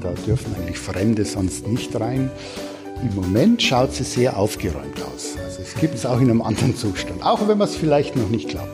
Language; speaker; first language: German; native; German